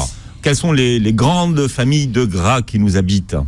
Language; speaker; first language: French; native; French